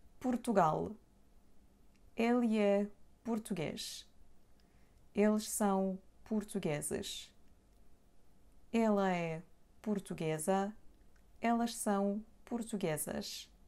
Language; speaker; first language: Portuguese; non-native, fluent; Serbian